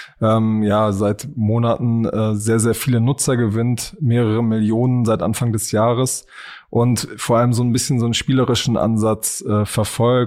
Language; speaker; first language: German; native; German